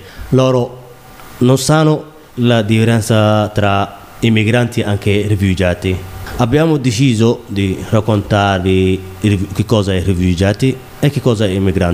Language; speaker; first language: Italian; non-native, learner; Somali